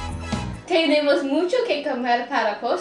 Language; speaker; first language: Spanish; non-native, learner; English